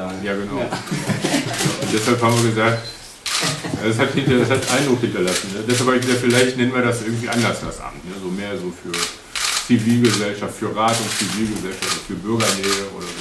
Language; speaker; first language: German; native; German